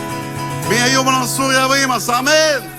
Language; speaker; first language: Estonian; non-native, local second language; Russian